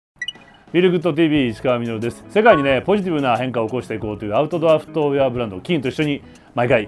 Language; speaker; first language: Japanese; native; Japanese